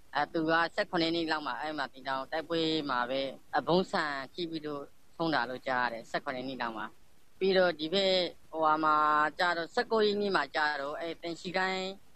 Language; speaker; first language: Burmese; native; Burmese